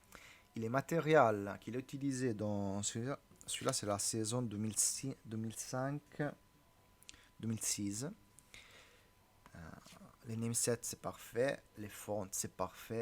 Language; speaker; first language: French; non-native, learner; Italian